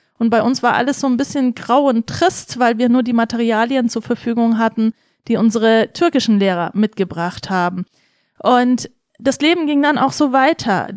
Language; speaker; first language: German; early bilingual, other home language; Turkish